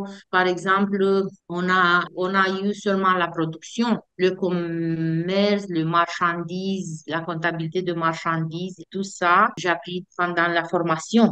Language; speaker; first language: French; non-native, fluent; Romanian